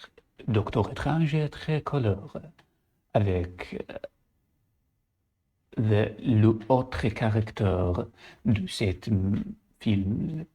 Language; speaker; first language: French; non-native, learner; Arabic